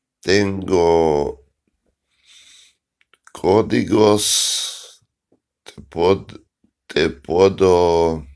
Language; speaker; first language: Spanish; non-native, learner; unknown